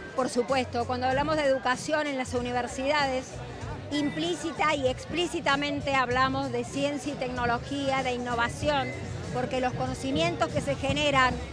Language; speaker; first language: Spanish; native; Spanish